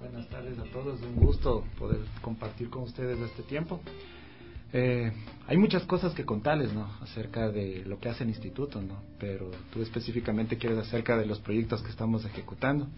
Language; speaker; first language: Spanish; native; Spanish